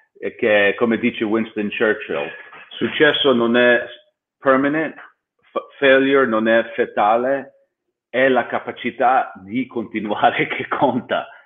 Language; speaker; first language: Italian; non-native, fluent; English